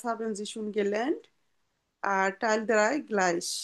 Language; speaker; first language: German; non-native, fluent; Bangla